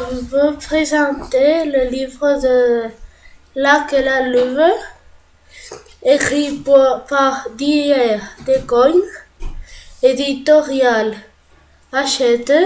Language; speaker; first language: French; non-native, learner; Catalan